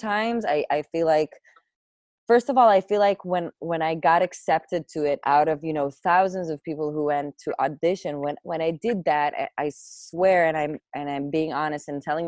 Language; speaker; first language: English; non-native, fluent; Hebrew